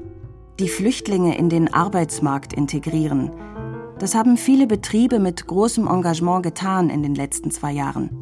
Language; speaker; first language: German; native; German